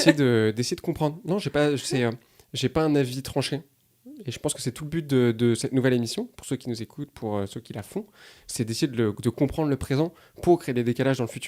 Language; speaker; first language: French; native; French